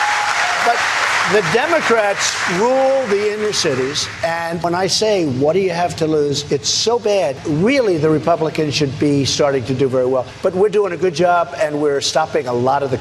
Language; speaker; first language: English; native; English